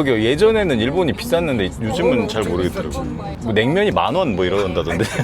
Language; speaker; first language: Korean; native; Korean